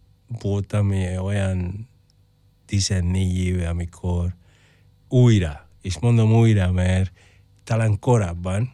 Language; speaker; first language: Hungarian; non-native, fluent; Spanish